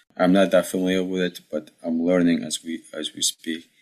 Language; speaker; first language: English; early bilingual, other home language; Arabic